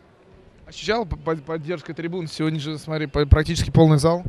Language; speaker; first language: Russian; native; Russian